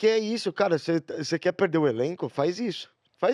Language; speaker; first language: Portuguese; native; Portuguese